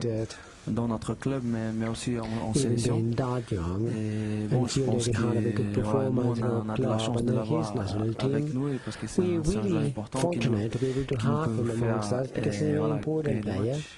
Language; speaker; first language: French; non-native, fluent; Portuguese